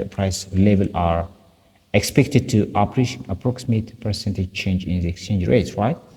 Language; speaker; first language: English; non-native, local second language; Amharic